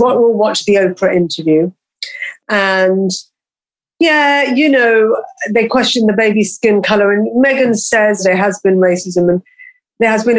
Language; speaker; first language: English; native; English